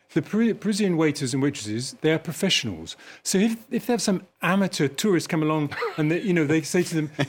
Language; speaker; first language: English; native; English